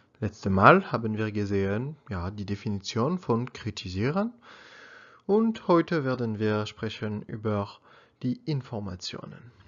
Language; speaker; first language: German; non-native, learner; French